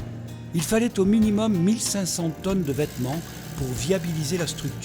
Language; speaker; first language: French; native; French